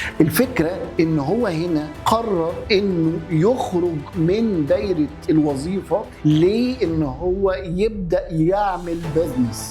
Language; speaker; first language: Arabic; native; Arabic